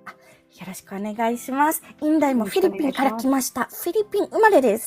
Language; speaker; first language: Japanese; non-native, fluent; Filipino